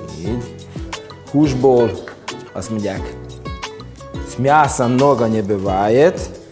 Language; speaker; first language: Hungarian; native; Hungarian